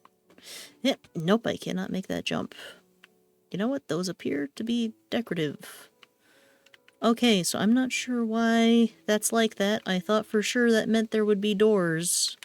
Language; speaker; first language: English; native; English